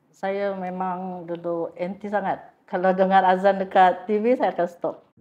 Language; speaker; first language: Malay; native; Malay